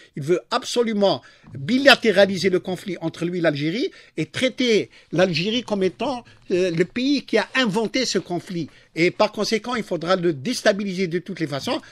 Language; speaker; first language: French; non-native, local second language; Arabic